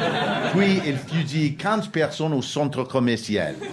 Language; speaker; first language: French; non-native, learner; English